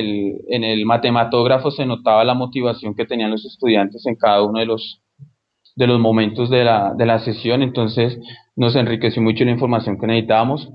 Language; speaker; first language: Spanish; native; Spanish